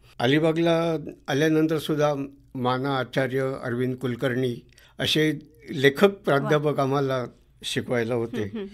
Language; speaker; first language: Marathi; native; Marathi